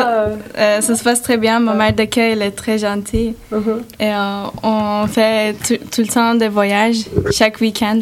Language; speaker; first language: French; non-native, fluent; Turkish